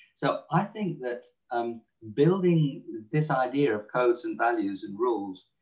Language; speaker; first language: English; native; English